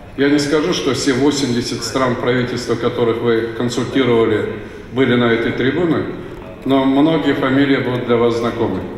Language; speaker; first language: Russian; native; Russian